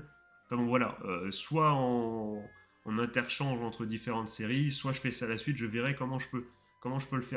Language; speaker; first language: French; native; French